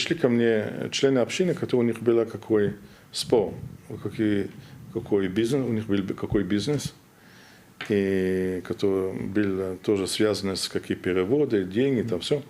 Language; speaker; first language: Russian; non-native, fluent; German